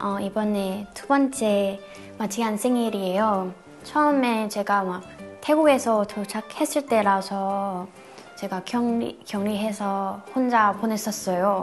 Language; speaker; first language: Korean; non-native, learner; Thai